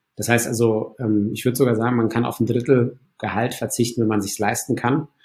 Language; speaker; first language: German; early bilingual, other home language; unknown